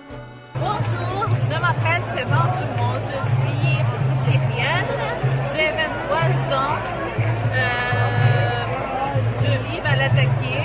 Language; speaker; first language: French; non-native, learner; Arabic